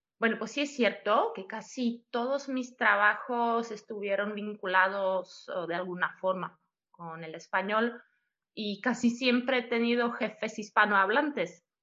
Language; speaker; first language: Spanish; non-native, fluent; Czech